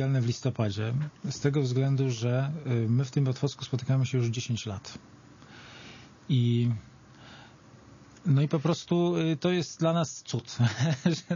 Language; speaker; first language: Polish; native; Polish